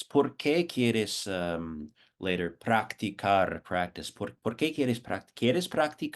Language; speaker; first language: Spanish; non-native, fluent; English